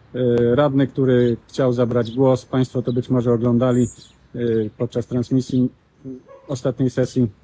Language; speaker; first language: Polish; native; Polish